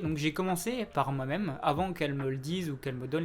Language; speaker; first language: French; native; French